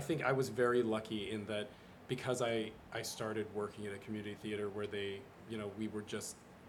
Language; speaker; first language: English; native; English